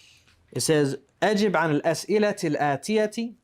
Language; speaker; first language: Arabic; non-native, fluent; English